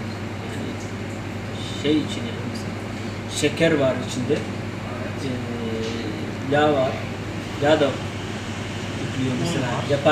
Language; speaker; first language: Turkish; non-native, learner; Somali